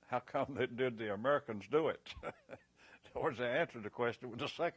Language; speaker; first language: English; native; English